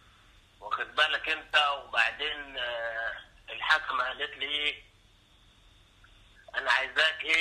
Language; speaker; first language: Arabic; native; Arabic